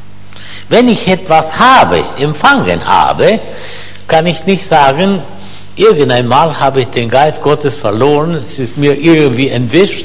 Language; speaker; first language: German; non-native, fluent; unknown